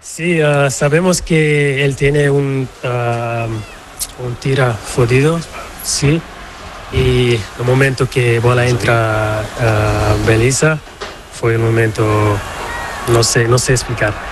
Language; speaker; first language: Spanish; non-native, learner; Portuguese